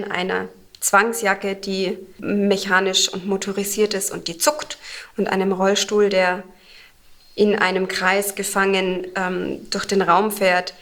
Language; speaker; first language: German; native; German